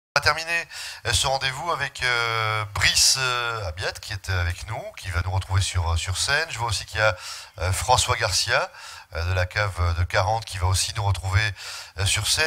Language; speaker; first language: French; native; French